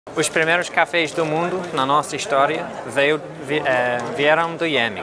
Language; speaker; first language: Portuguese; non-native, fluent; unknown